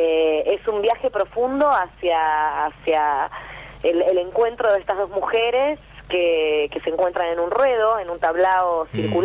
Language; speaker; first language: Spanish; native; Spanish